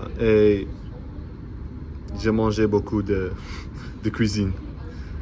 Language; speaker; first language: French; non-native, learner; English